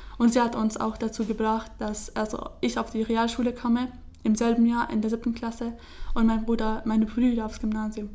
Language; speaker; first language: German; early bilingual, other home language; Kurdish